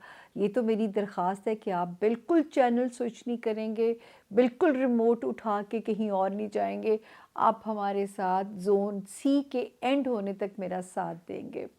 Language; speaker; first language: Urdu; native; Urdu